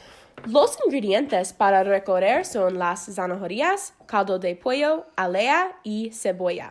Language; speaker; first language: Spanish; non-native, learner; English